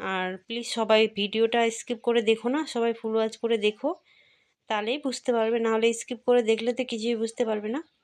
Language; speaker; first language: Bangla; non-native, local second language; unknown